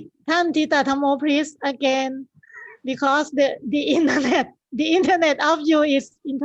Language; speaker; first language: English; non-native, learner; Thai